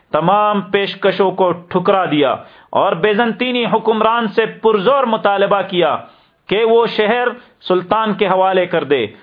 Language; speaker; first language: Urdu; native; Urdu